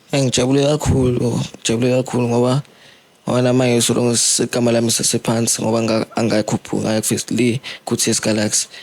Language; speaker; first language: Zulu; non-native, local second language; Swati